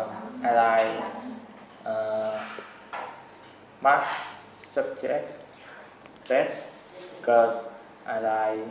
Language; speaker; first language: English; non-native, learner; Vietnamese